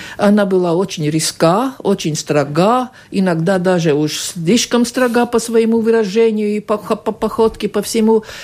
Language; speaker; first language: Russian; non-native, local second language; Latvian